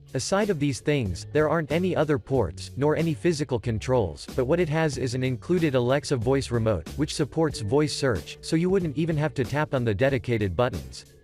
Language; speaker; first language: English; non-native, fluent; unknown